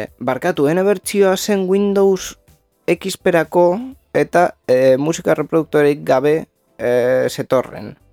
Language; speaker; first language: Basque; non-native, local second language; Spanish